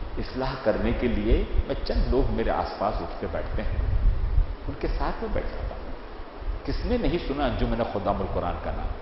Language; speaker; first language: Urdu; non-native, local second language; Gujarati